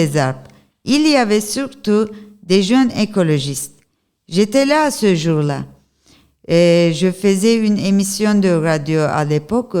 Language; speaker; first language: French; non-native, learner; Turkish